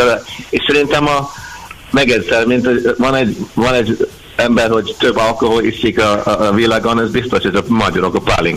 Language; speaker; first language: Hungarian; non-native, learner; English